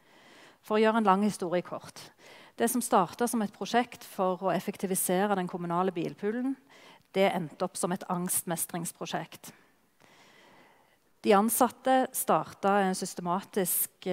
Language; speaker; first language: Norwegian; native; Norwegian